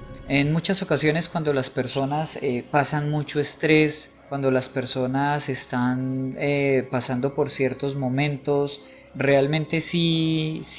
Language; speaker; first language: Spanish; native; Spanish